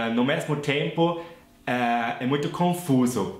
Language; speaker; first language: English; non-native, fluent; German